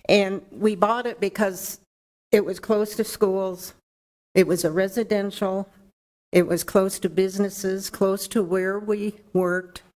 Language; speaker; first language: English; native; English